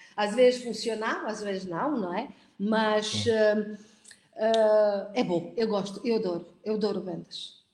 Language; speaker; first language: Portuguese; non-native, fluent; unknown